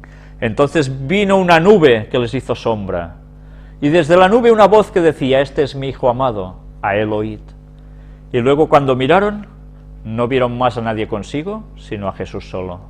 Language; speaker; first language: Spanish; native; Spanish